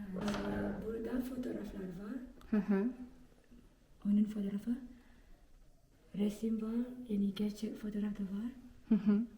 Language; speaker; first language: Turkish; non-native, learner; Malay